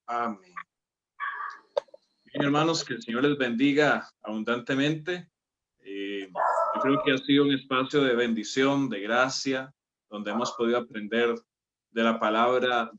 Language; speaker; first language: Spanish; native; Spanish